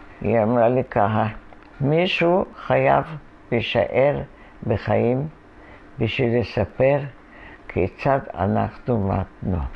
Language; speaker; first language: Hebrew; non-native, fluent; Polish